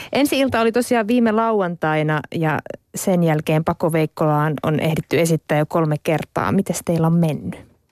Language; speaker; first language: Finnish; native; Finnish